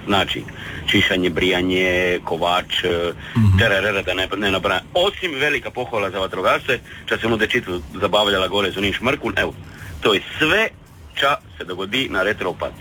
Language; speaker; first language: Serbian; native; Serbian